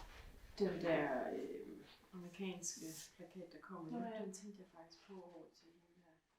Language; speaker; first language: Danish; native; Danish